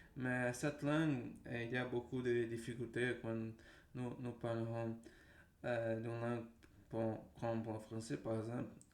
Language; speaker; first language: French; non-native, learner; Portuguese